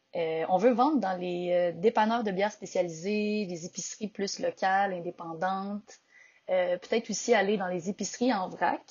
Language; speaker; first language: French; native; French